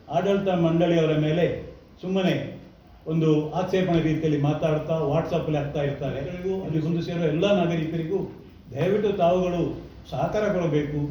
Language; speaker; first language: Kannada; non-native, local second language; Kodava